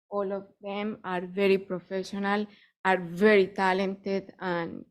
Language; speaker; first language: English; non-native, fluent; Spanish